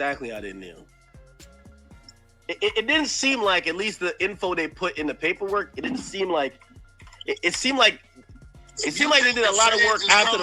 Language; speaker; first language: English; native; English